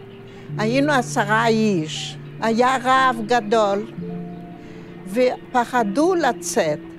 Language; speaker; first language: Hebrew; non-native, fluent; Yiddish